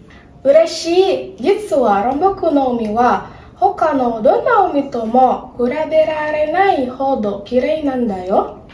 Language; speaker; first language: Japanese; non-native, learner; Indonesian